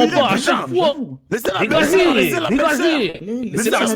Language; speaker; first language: French; native; French